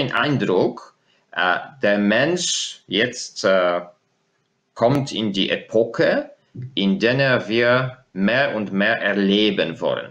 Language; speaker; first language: German; non-native, fluent; Polish